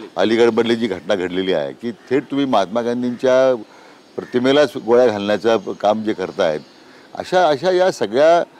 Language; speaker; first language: Marathi; native; Marathi